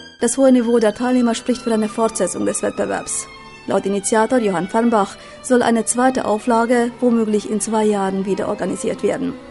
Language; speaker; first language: German; native; German